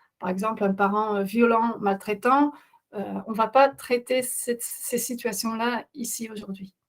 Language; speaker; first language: French; non-native, fluent; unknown